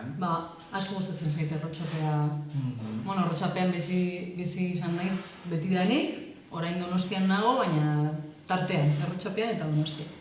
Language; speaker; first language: Basque; non-native, local second language; Spanish